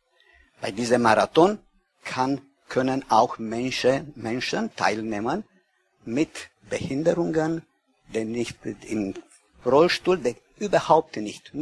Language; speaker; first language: German; non-native, learner; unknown